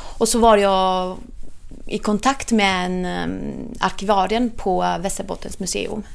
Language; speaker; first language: Swedish; non-native, fluent; Italian